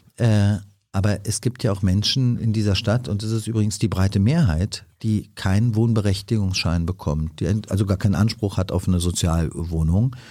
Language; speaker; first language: German; native; German